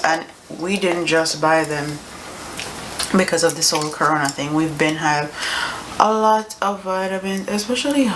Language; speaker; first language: English; native; English